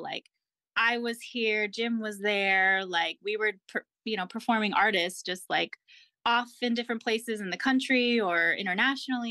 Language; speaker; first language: English; native; English